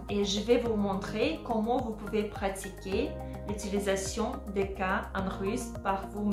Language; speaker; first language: French; non-native, fluent; Russian